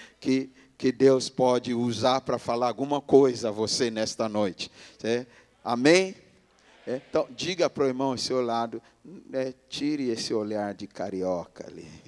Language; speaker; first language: Portuguese; non-native, fluent; English